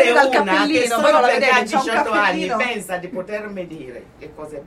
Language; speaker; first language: Italian; non-native, fluent; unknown